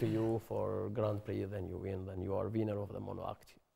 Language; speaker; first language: English; non-native, learner; Albanian